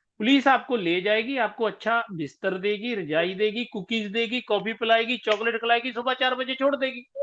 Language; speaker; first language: Hindi; non-native, local second language; Punjabi